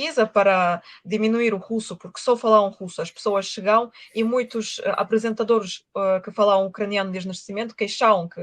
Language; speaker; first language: Portuguese; non-native, fluent; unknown